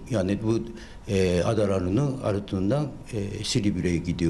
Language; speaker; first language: Turkish; non-native, fluent; Japanese